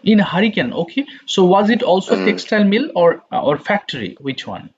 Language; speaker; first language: English; non-native, fluent; Bangla